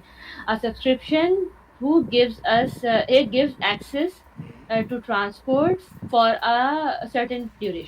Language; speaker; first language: English; non-native, local second language; Urdu